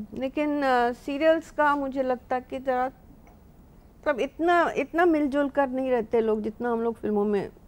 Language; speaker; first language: Hindi; non-native, local second language; Marathi